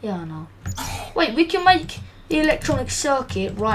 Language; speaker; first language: English; native; English